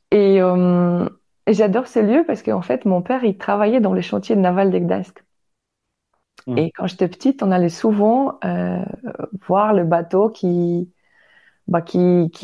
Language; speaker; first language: French; non-native, fluent; Polish